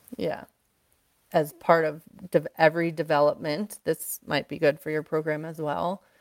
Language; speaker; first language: English; native; English